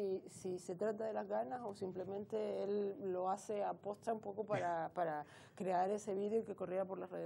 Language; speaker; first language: Spanish; native; Spanish